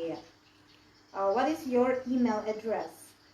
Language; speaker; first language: English; non-native, learner; Indonesian